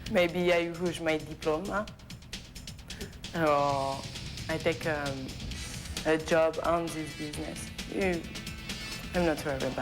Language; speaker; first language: English; non-native, learner; French